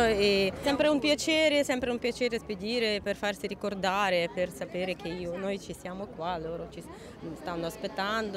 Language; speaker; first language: Italian; non-native, learner; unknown